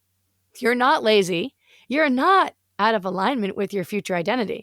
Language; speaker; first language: English; native; English